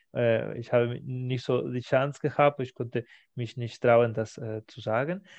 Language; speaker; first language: German; non-native, fluent; Spanish